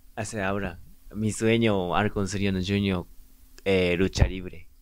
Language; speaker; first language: Spanish; non-native, fluent; Japanese